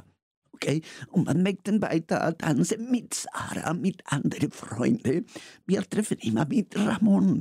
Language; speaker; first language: German; non-native, learner; Spanish